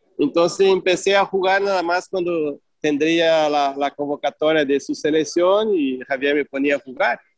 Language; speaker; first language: Spanish; non-native, fluent; Portuguese